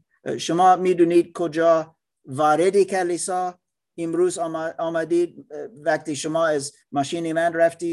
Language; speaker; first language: Persian; non-native, learner; German